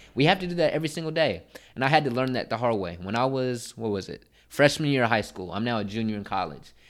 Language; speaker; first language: English; native; English